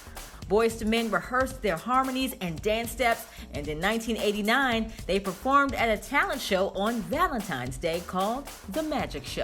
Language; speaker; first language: English; native; English